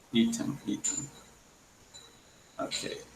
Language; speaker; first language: English; non-native, learner; Spanish